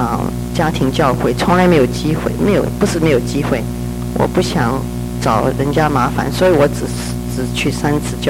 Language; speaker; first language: Chinese; early bilingual, heritage; Chinese